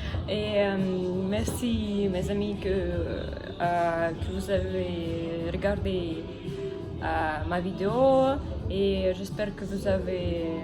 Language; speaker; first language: French; non-native, learner; Russian